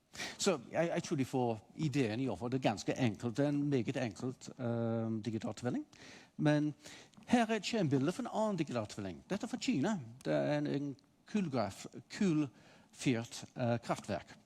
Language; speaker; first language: Norwegian; non-native, fluent; English